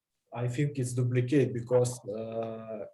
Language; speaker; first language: English; non-native, learner; Russian